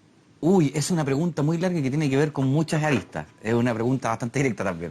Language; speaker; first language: Spanish; native; Spanish